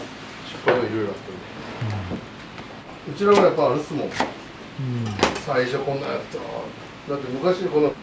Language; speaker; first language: Japanese; native; Japanese